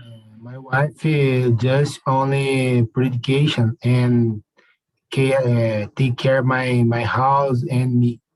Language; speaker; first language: English; non-native, learner; Portuguese